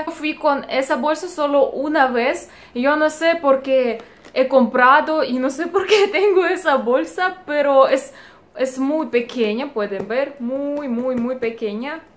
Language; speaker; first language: Spanish; non-native, learner; Russian